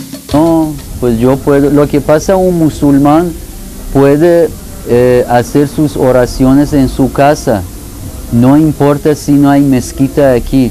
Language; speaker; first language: Spanish; non-native, fluent; Persian